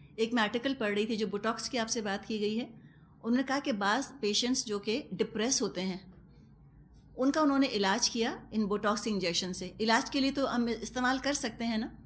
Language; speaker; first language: Urdu; non-native, local second language; Punjabi